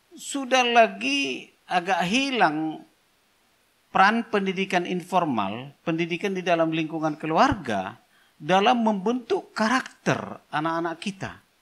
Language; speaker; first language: Indonesian; non-native, local second language; Batak Toba